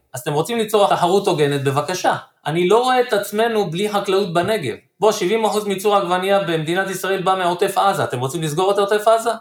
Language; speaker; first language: Hebrew; native; Hebrew